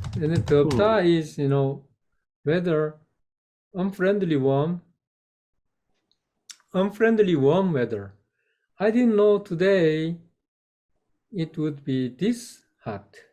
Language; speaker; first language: English; non-native, fluent; Korean